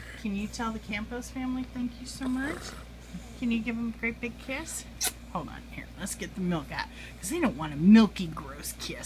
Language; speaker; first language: English; native; English